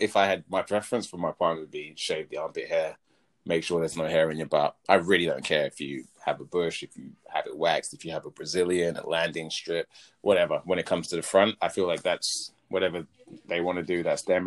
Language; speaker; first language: English; native; English